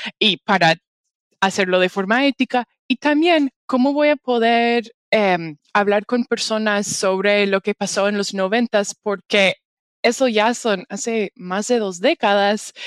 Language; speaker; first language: Spanish; non-native, fluent; English